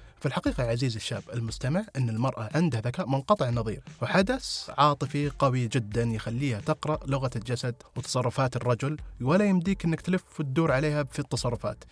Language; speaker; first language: Arabic; native; Arabic